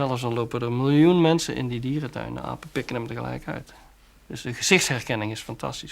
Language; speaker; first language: Dutch; native; Dutch